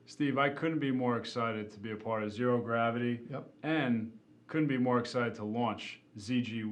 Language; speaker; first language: English; native; English